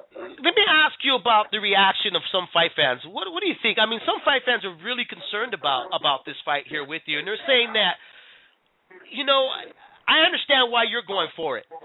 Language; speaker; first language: English; early bilingual, other home language; Spanish